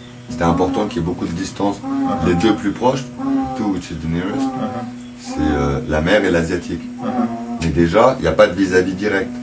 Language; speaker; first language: French; native; French